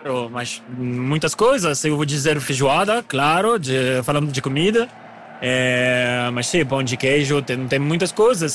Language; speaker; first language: Portuguese; non-native, fluent; French